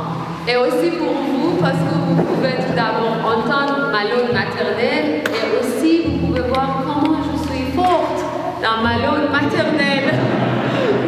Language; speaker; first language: French; non-native, learner; Persian